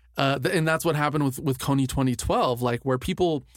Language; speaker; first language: English; early bilingual, other home language; Ganda